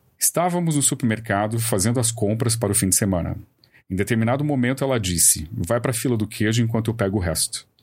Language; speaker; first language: Portuguese; native; Portuguese